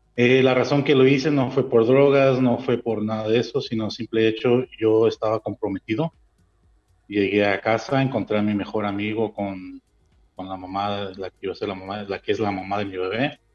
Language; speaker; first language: Spanish; early bilingual, heritage; Spanish